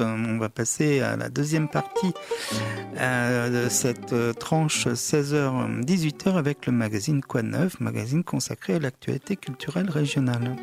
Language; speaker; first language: French; native; French